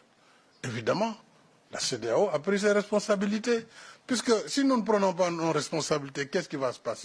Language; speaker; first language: French; non-native, local second language; Wolof